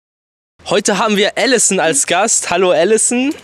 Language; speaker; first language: German; native; German